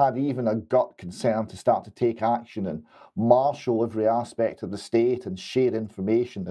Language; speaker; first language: English; native; English